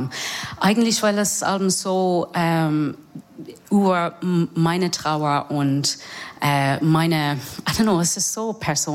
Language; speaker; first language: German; non-native, learner; English